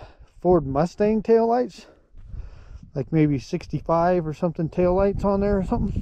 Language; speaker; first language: English; native; English